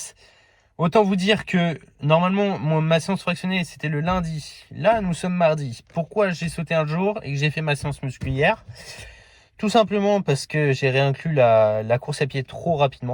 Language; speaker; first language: French; native; French